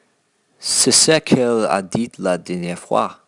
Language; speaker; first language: French; non-native, learner; English